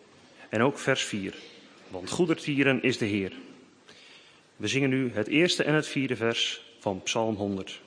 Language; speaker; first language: Dutch; native; Dutch